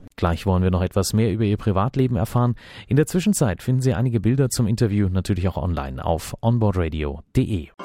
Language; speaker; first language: German; native; German